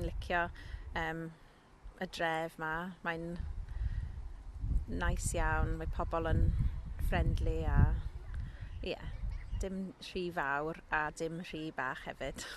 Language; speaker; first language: Welsh; non-native, local second language; English